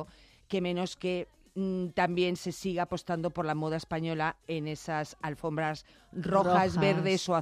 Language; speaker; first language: Spanish; native; Spanish